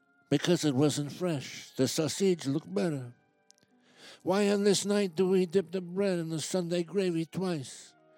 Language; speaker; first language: English; native; English